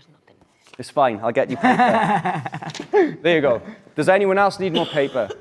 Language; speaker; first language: English; native; English